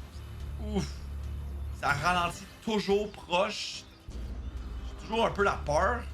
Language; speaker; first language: French; native; French